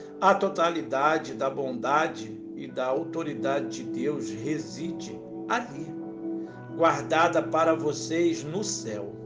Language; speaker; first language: Portuguese; native; Portuguese